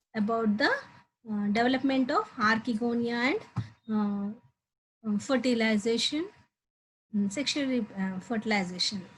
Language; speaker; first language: English; non-native, local second language; Telugu